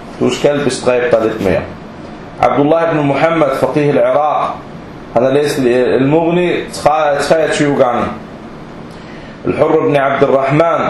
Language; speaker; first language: Danish; early bilingual, other home language; Arabic